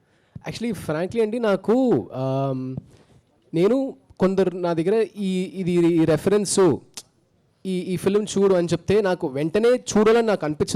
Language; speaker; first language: Telugu; early bilingual, heritage; Telugu